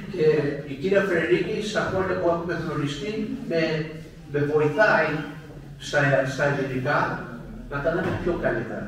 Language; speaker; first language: Greek; early bilingual, heritage; Greek